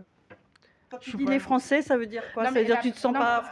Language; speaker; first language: French; native; French